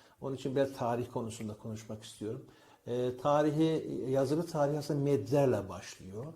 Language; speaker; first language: Turkish; non-native, fluent; Persian